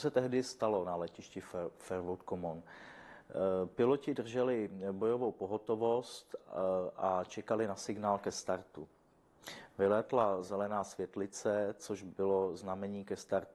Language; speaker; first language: Czech; native; Czech